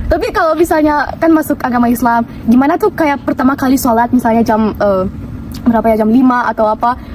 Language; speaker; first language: Indonesian; non-native, fluent; Russian